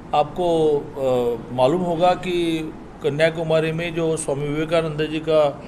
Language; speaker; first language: Hindi; non-native, local second language; Marathi